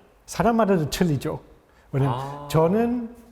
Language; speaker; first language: Korean; non-native, fluent; English